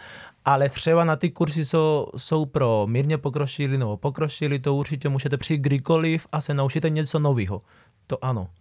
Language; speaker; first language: Czech; non-native, fluent; Spanish